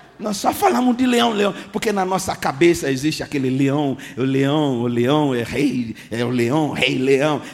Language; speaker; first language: Portuguese; non-native, fluent; English